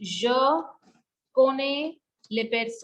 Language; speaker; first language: French; non-native, fluent; Hindi